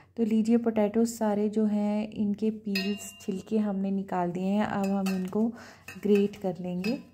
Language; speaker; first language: Hindi; native; Hindi